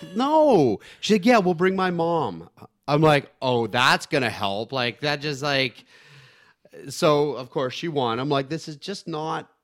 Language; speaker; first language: English; native; English